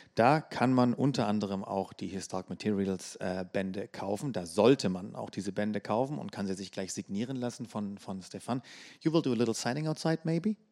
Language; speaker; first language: German; native; German